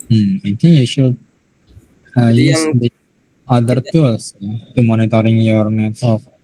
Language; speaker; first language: English; non-native, learner; Indonesian